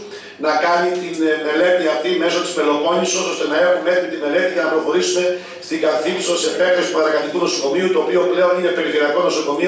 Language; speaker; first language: Greek; native; Greek